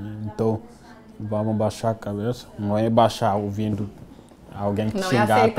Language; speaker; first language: Portuguese; non-native, fluent; Wolof